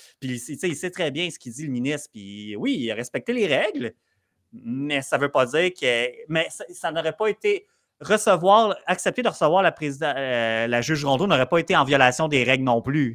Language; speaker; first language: French; native; French